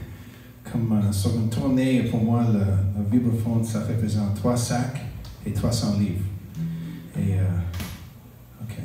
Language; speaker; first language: French; non-native, local second language; English